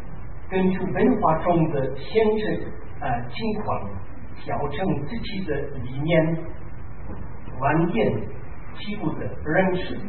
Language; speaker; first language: Chinese; non-native, fluent; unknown